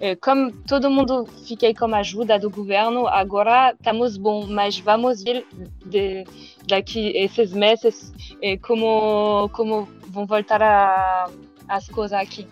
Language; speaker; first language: Portuguese; non-native, learner; French